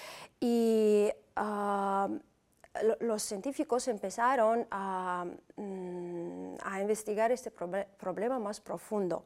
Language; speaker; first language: Spanish; non-native, fluent; Uzbek